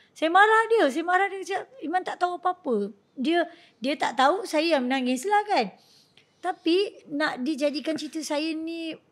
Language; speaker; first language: Malay; native; Malay